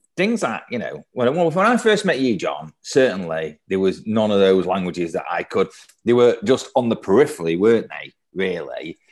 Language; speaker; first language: English; native; English